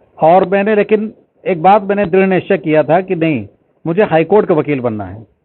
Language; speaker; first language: Hindi; native; Hindi